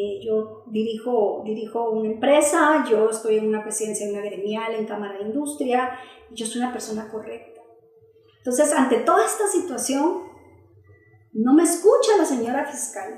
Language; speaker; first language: Spanish; native; Spanish